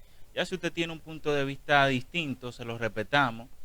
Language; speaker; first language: Spanish; native; Spanish